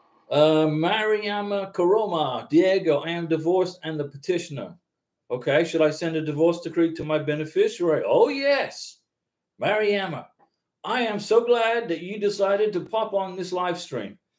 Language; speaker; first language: English; native; English